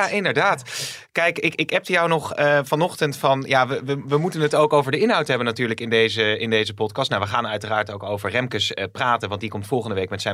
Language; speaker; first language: Dutch; native; Dutch